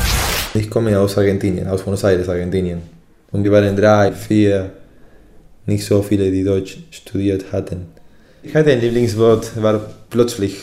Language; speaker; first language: German; non-native, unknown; Spanish